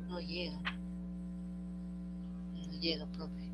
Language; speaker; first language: Spanish; native; Spanish